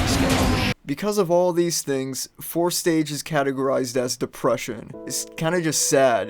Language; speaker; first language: English; native; English